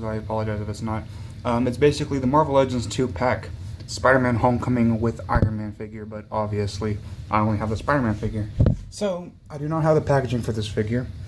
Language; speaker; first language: English; native; English